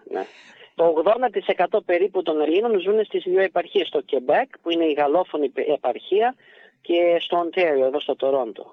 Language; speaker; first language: Greek; early bilingual, heritage; Greek